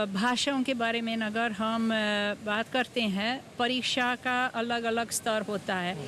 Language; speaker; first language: Hindi; non-native, fluent; Hungarian